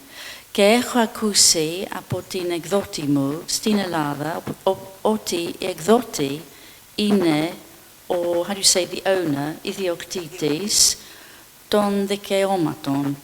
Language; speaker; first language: Greek; non-native, fluent; English